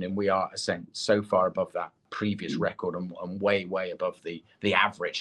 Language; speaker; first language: English; native; English